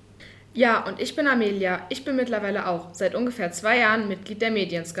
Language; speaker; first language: German; native; German